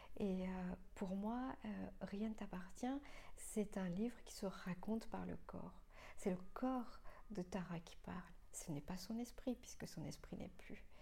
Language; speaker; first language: French; non-native, local second language; Morisyen